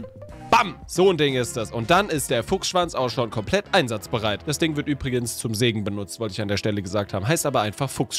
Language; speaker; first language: German; native; German